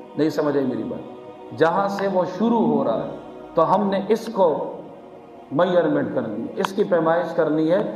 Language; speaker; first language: Urdu; non-native, local second language; Pashto